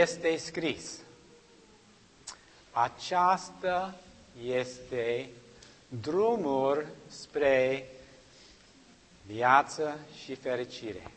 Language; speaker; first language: Romanian; non-native, learner; English